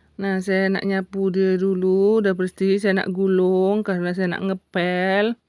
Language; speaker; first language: Indonesian; non-native, local second language; Buginese